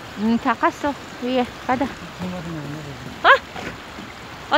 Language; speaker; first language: Korean; non-native, learner; Filipino